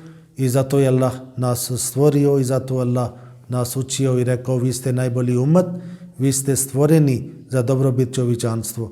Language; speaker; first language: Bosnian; non-native, learner; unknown